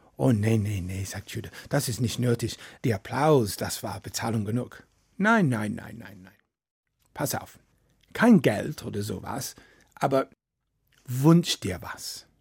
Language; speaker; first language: German; non-native, fluent; English